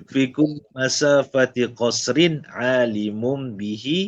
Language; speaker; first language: Arabic; non-native, learner; Malay